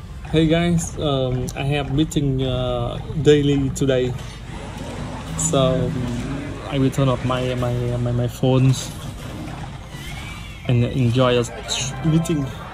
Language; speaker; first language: English; non-native, learner; Vietnamese